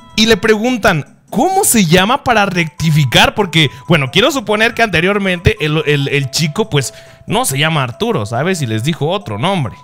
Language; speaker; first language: Spanish; early bilingual, other home language; Japanese